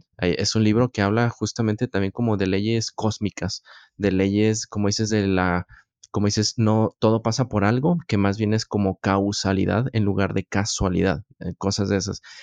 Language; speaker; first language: Spanish; native; Spanish